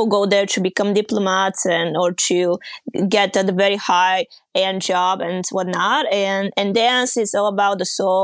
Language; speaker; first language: English; non-native, fluent; Bulgarian